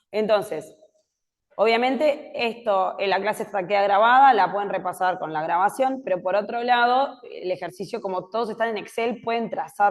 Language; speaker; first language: Spanish; native; Spanish